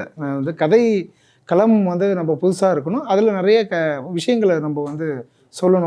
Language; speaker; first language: Tamil; native; Tamil